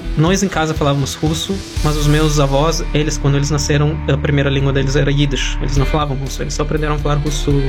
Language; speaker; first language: Portuguese; non-native, fluent; Yiddish